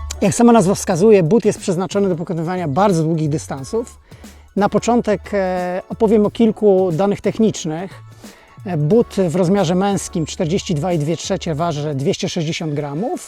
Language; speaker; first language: Polish; native; Polish